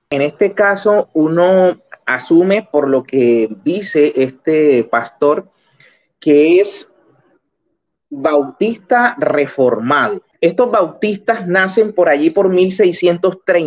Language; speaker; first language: Spanish; native; Spanish